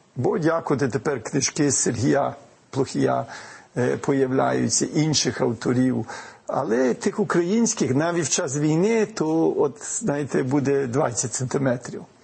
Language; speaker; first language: Ukrainian; early bilingual, heritage; Ukrainian